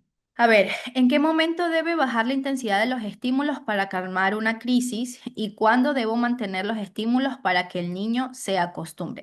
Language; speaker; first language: Spanish; native; Spanish